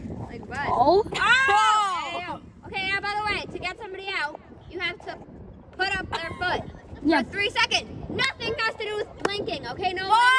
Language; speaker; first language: English; native; English